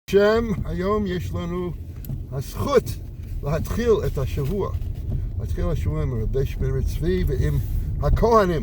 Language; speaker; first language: Hebrew; non-native, fluent; English